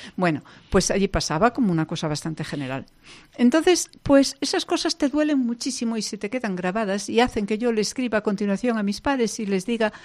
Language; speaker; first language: Spanish; non-native, local second language; Galician